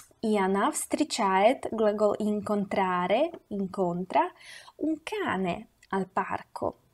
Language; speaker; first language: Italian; non-native, fluent; Russian